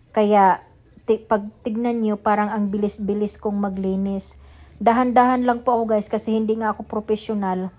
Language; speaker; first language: Filipino; non-native, local second language; Cebuano